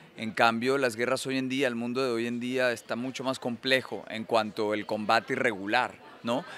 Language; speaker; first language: Spanish; native; Spanish